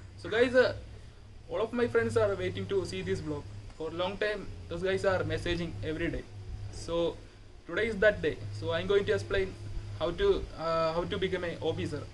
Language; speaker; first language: English; non-native, local second language; Malayalam